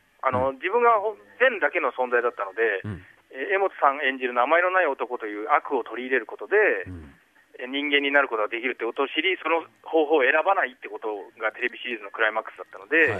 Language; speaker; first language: Japanese; native; Japanese